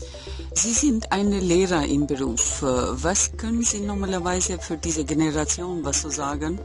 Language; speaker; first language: German; non-native, learner; Albanian